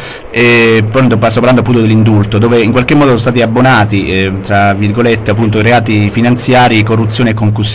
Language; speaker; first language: Italian; native; Italian